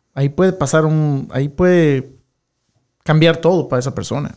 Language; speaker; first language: Spanish; early bilingual, heritage; Spanish